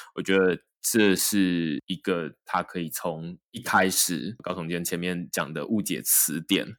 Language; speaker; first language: Chinese; native; Chinese